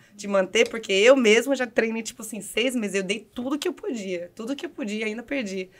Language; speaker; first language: Portuguese; early bilingual, heritage; English